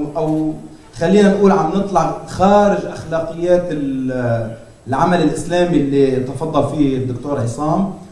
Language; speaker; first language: Arabic; native; Arabic